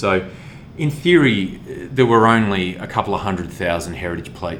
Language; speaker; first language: English; native; English